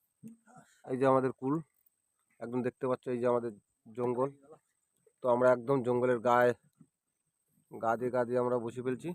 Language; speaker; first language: Bangla; native; Bangla